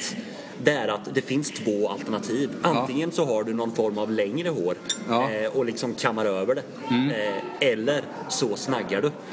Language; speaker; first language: Swedish; native; Swedish